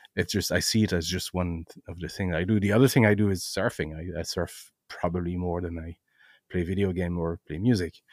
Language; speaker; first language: English; non-native, fluent; French